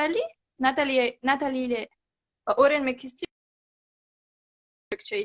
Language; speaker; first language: Turkish; non-native, learner; Macedonian